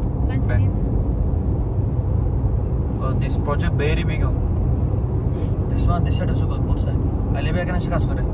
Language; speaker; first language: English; non-native, learner; Bangla